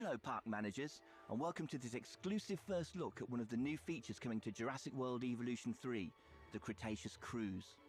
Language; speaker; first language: English; native; English